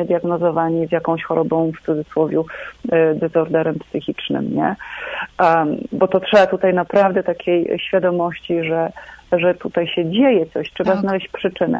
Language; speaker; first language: Polish; native; Polish